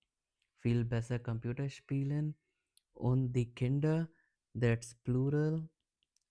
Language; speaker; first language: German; non-native, learner; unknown